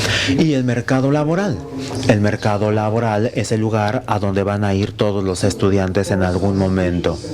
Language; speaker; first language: Spanish; non-native, fluent; Finnish